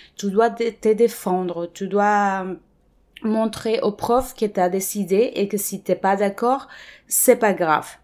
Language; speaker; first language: French; non-native, fluent; Spanish